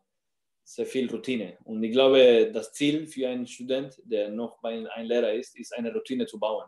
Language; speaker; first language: German; non-native, fluent; Spanish